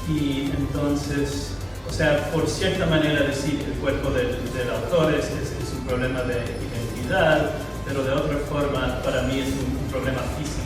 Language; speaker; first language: Spanish; non-native, fluent; English